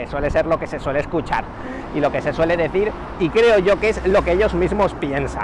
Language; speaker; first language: Spanish; native; Spanish